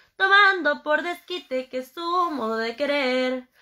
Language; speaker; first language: Spanish; native; Spanish